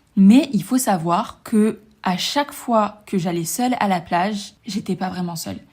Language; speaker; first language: French; native; French